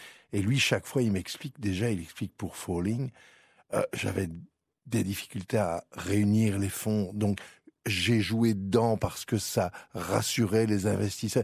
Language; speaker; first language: French; native; French